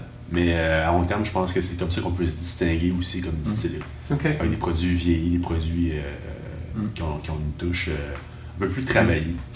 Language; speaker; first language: French; native; French